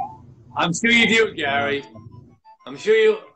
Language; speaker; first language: English; native; English